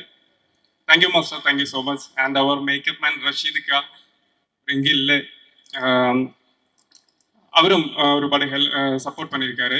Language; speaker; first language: Tamil; non-native, learner; Malayalam